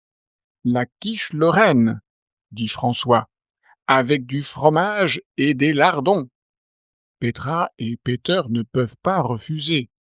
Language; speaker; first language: French; native; French